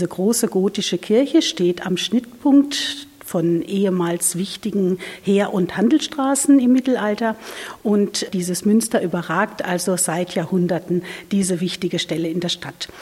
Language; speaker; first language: German; native; German